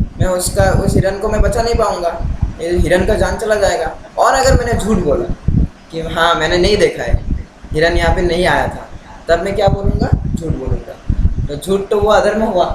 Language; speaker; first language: Hindi; non-native, local second language; Bangla